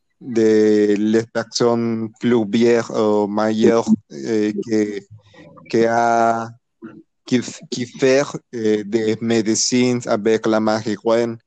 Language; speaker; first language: French; non-native, learner; Spanish